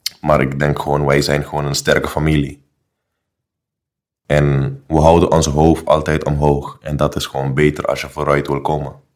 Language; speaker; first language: Dutch; non-native, local second language; Papiamento